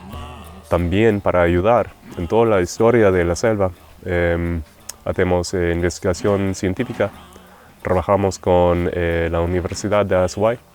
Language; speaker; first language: Spanish; non-native, fluent; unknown